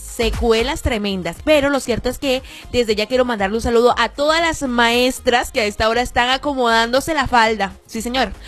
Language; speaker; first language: Spanish; native; Spanish